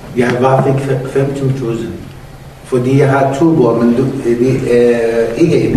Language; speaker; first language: Danish; non-native, learner; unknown